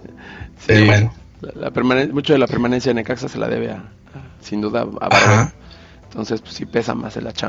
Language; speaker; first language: Spanish; native; Spanish